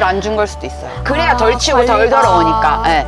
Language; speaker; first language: Korean; native; Korean